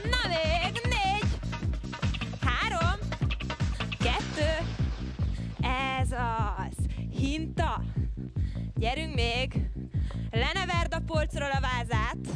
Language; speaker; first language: Hungarian; native; Hungarian